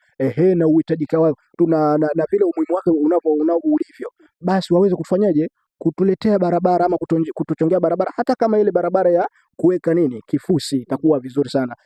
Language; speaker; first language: Swahili; native; Swahili